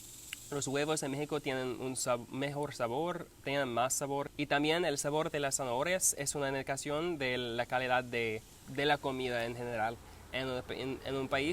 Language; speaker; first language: Spanish; non-native, learner; English